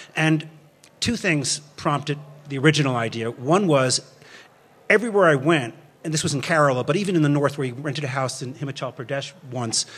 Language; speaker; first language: English; native; English